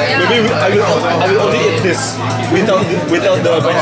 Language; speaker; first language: English; non-native, fluent; Indonesian